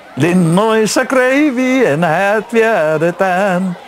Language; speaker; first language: Finnish; early bilingual, heritage; Finnish